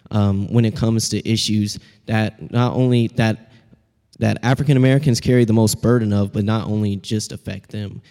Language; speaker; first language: English; native; English